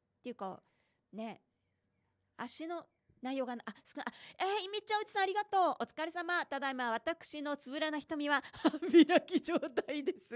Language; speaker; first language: Japanese; native; Japanese